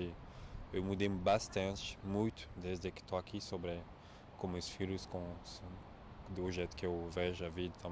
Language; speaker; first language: Portuguese; non-native, fluent; French